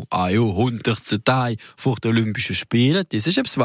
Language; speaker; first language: German; native; German